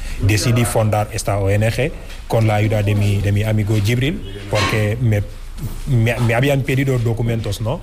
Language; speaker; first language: Spanish; non-native, fluent; Wolof